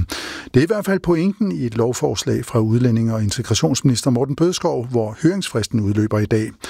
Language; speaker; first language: Danish; native; Danish